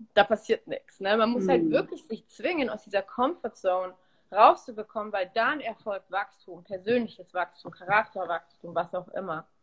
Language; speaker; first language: German; early bilingual, other home language; Polish